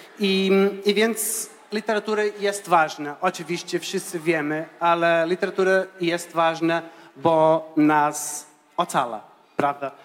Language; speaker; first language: Polish; non-native, fluent; Portuguese